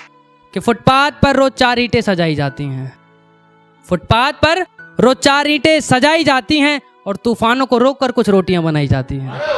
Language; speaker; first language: Hindi; native; Hindi